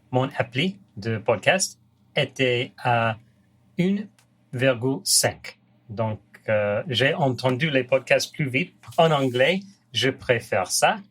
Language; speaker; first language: French; non-native, fluent; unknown